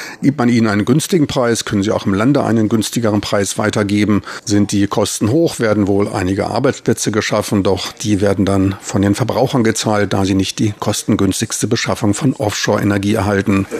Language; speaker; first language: German; native; German